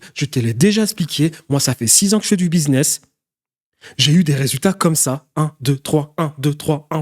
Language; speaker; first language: French; native; French